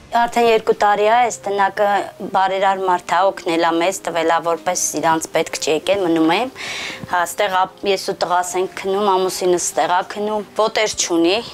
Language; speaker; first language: Armenian; native; Armenian